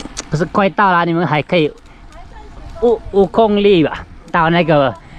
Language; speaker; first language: Chinese; non-native, fluent; Filipino